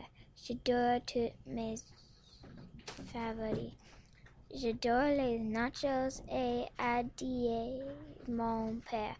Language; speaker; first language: French; non-native, learner; English